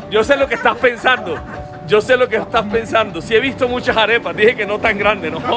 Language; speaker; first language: Spanish; native; Spanish